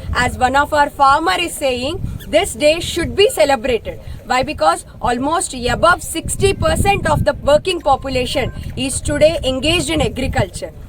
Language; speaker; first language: English; non-native, local second language; Telugu